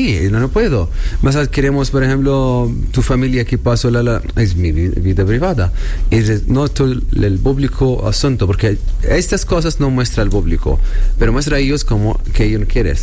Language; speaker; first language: Spanish; non-native, learner; Arabic